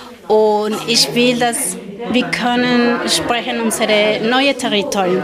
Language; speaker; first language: German; non-native, learner; Spanish